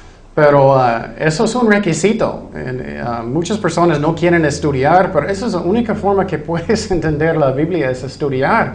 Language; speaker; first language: Spanish; non-native, fluent; English